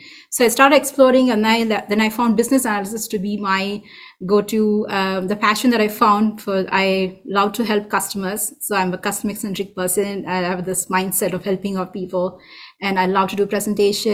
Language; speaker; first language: English; non-native, local second language; Tamil